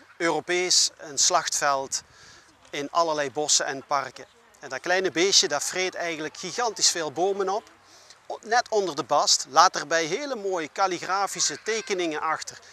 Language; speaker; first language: Dutch; native; Dutch